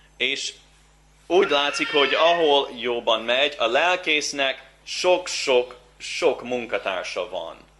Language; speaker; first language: Hungarian; non-native, fluent; English